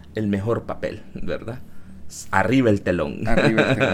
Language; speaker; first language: Spanish; native; Spanish